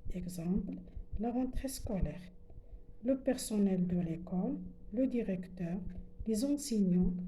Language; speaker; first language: French; non-native, local second language; Arabic